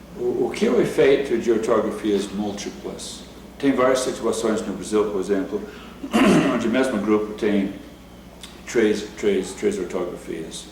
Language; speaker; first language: Portuguese; non-native, fluent; English